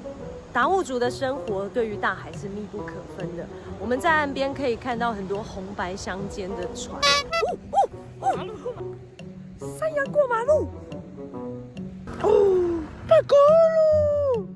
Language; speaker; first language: Chinese; native; Chinese